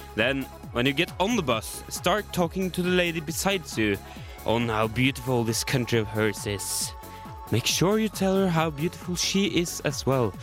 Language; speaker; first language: English; non-native, fluent; Norwegian